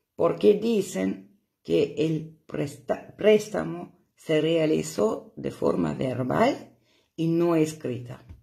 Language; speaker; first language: Spanish; non-native, fluent; German